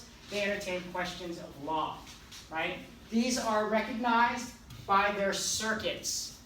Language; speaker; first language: English; native; English